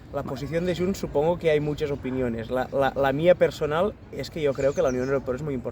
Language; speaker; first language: Spanish; non-native, local second language; Catalan